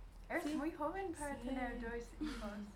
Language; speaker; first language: Spanish; non-native, learner; English